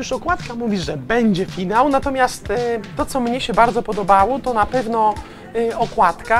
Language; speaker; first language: Polish; native; Polish